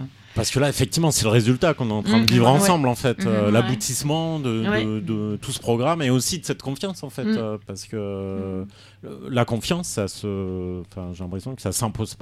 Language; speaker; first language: French; native; French